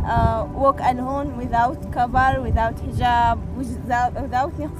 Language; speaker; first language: English; non-native, learner; Arabic